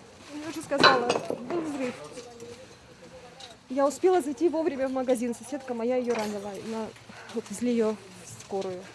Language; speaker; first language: Russian; native; Russian